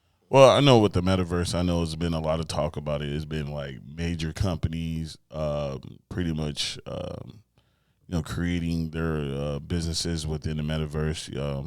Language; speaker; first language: English; native; English